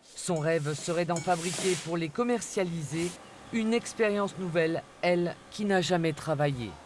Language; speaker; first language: French; native; French